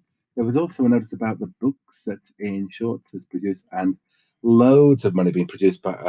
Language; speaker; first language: English; native; English